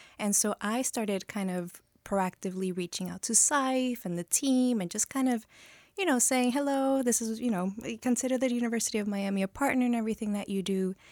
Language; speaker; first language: English; early bilingual, other home language; Spanish